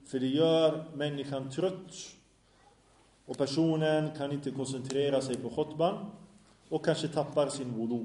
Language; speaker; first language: Swedish; early bilingual, other home language; Arabic